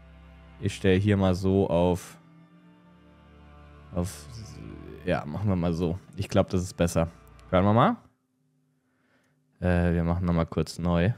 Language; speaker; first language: German; native; German